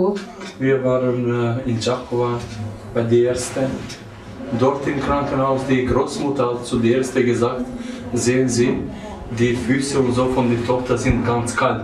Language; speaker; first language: German; non-native, learner; Albanian